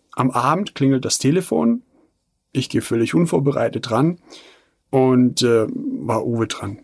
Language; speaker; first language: German; non-native, fluent; Bosnian